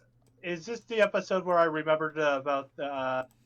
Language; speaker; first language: English; native; English